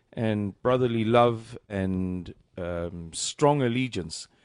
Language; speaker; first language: English; native; English